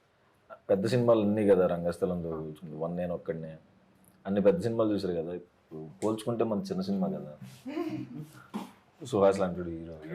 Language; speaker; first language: Telugu; native; Telugu